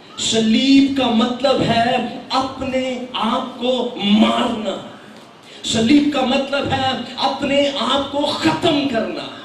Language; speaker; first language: Urdu; non-native, local second language; Punjabi